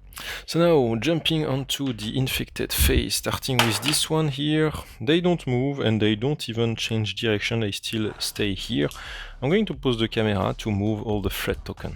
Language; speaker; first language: English; non-native, fluent; French